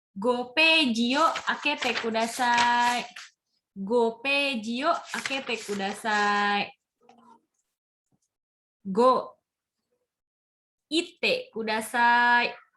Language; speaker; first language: Japanese; non-native, fluent; Indonesian